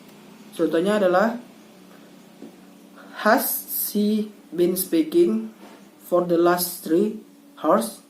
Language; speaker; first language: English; non-native, learner; Indonesian